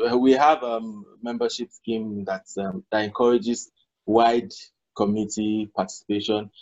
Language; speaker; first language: English; non-native, local second language; Yoruba